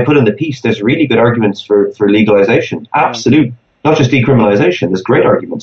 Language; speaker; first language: English; native; English